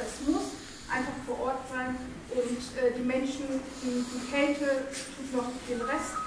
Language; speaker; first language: German; early bilingual, other home language; Turkish